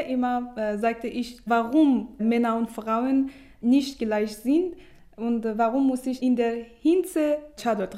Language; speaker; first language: German; non-native, learner; Persian